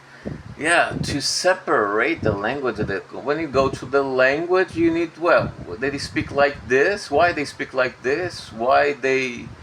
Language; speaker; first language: English; non-native, fluent; Portuguese